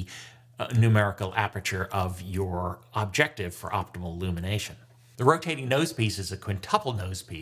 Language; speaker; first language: English; native; English